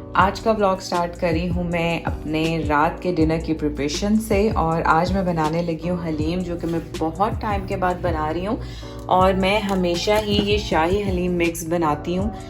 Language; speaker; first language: Urdu; native; Urdu